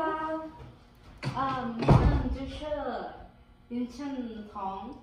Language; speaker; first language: Chinese; non-native, learner; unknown